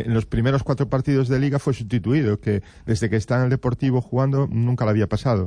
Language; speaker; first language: Spanish; native; Spanish